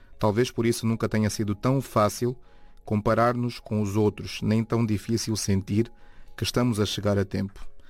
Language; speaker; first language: Portuguese; native; Portuguese